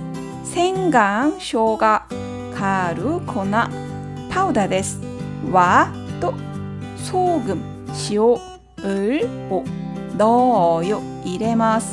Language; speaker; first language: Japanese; non-native, fluent; Korean